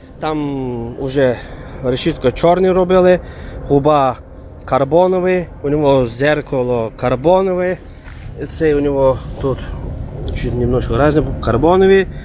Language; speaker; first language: Ukrainian; early bilingual, heritage; Turkish